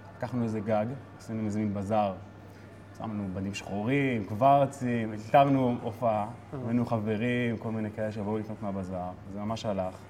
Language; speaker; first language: Hebrew; native; Hebrew